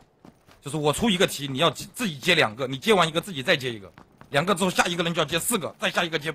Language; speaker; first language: Chinese; native; Chinese